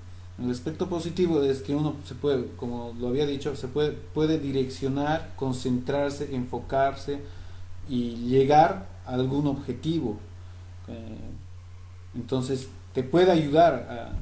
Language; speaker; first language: Spanish; native; Spanish